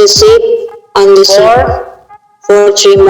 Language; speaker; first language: English; non-native, learner; Indonesian